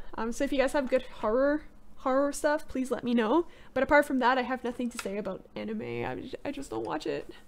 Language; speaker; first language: English; native; English